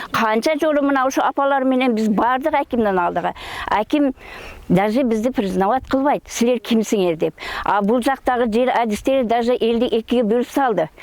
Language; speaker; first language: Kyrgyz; early bilingual, heritage; Kyrgyz